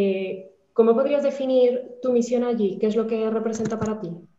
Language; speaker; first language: Spanish; native; Spanish